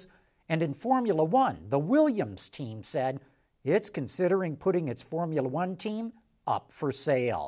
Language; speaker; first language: English; native; English